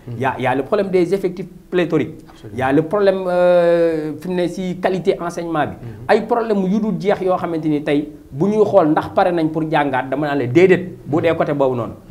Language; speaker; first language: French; non-native, local second language; Wolof